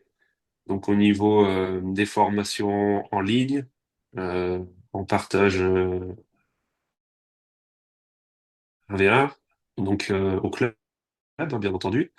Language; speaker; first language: French; native; French